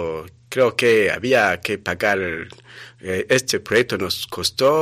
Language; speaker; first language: Spanish; non-native, fluent; Rundi